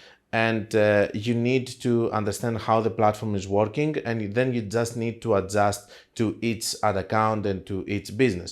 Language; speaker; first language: English; non-native, fluent; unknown